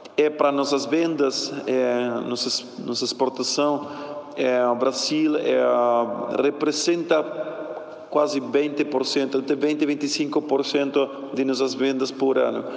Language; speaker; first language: Portuguese; non-native, fluent; Spanish